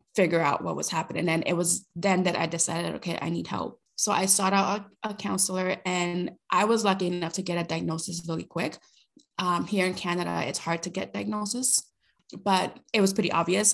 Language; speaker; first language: English; early bilingual, other home language; Spanish